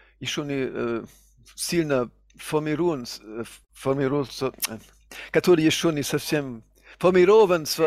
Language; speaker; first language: Russian; non-native, fluent; German